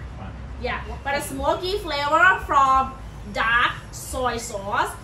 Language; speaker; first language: English; non-native, fluent; Thai